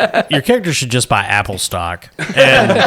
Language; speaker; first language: English; native; English